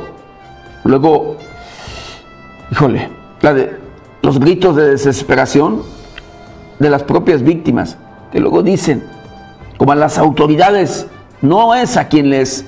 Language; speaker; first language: Spanish; native; Spanish